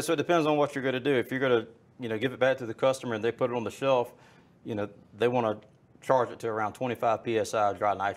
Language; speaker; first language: English; native; English